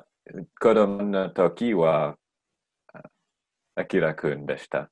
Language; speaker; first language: Japanese; non-native, learner; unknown